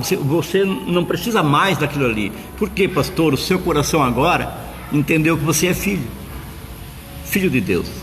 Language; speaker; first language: Portuguese; native; Portuguese